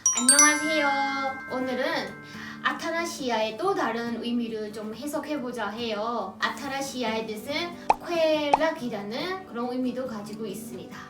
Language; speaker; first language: Korean; non-native, fluent; Burmese